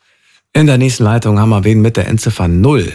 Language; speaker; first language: German; native; German